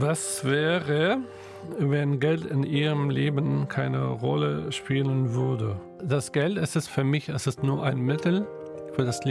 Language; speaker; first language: German; non-native, local second language; Arabic